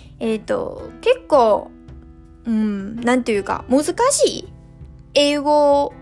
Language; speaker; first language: Japanese; non-native, fluent; Chinese